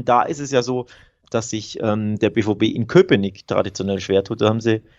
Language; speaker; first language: German; native; German